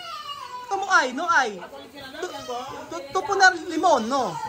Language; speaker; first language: Spanish; non-native, learner; Filipino